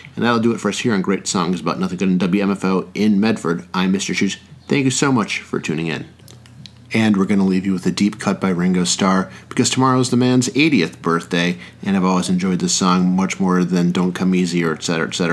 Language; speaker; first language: English; early bilingual, other home language; Spanish